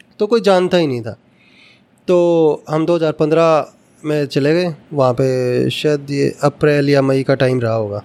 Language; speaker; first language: Hindi; native; Hindi